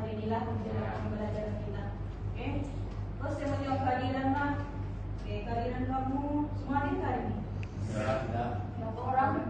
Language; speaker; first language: Malay; native; Malay